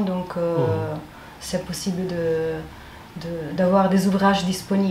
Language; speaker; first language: French; non-native, fluent; Italian